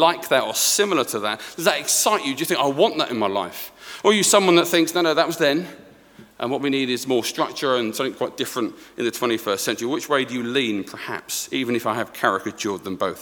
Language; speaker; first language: English; native; English